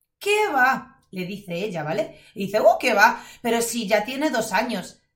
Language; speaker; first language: Spanish; non-native, fluent; Polish